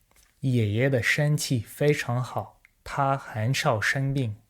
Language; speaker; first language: Chinese; non-native, fluent; French